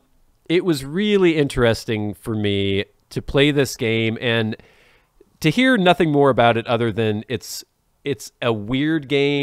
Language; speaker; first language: English; native; English